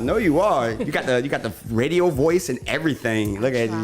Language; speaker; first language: English; native; English